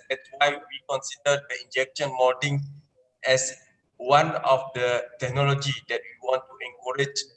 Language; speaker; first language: English; non-native, learner; Indonesian